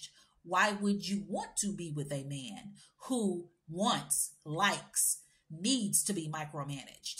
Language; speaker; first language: English; native; English